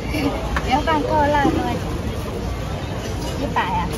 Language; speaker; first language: Chinese; non-native, learner; Vietnamese